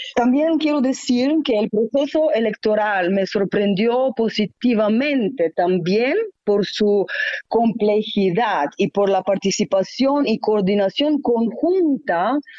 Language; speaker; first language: Spanish; non-native, fluent; Slovenian